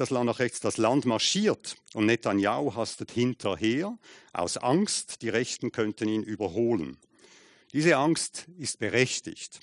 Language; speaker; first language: German; native; German